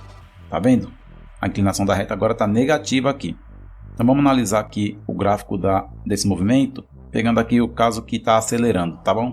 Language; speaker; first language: Portuguese; native; Portuguese